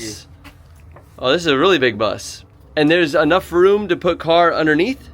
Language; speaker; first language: English; native; English